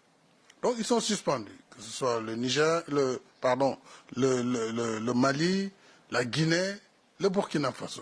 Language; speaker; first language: French; non-native, local second language; Wolof